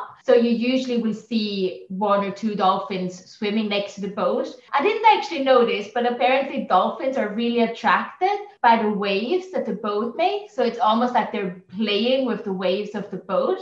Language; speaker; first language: English; non-native, fluent; German